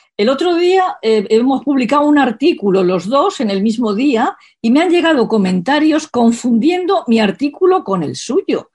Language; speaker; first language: Spanish; native; Spanish